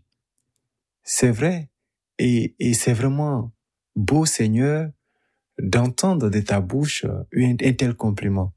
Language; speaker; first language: French; native; French